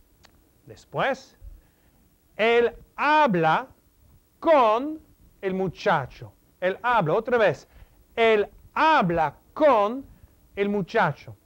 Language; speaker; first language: Spanish; non-native, fluent; English